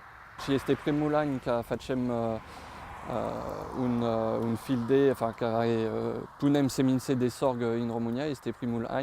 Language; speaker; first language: Romanian; non-native, fluent; French